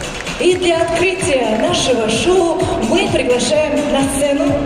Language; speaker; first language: Russian; native; Russian